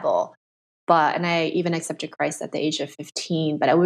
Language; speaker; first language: English; early bilingual, other home language; Chinese